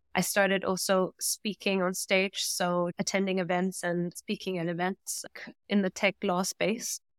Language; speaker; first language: English; non-native, fluent; German